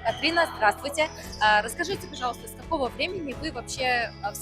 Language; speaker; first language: Russian; native; Russian